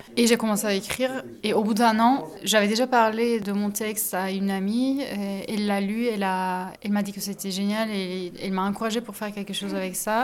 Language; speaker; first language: French; non-native, fluent; Turkish